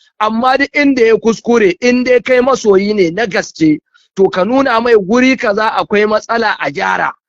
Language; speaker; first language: Hausa; native; Hausa